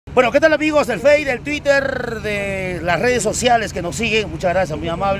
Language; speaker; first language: Spanish; native; Spanish